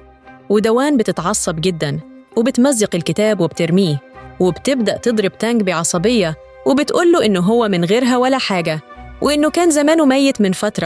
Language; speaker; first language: Arabic; native; Arabic